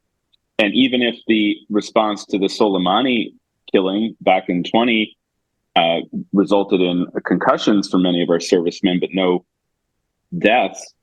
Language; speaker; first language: English; native; English